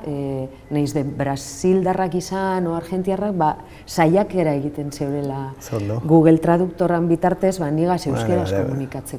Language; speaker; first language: Basque; non-native, local second language; Spanish